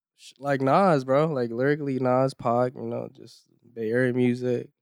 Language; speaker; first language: English; early bilingual, other home language; Iloko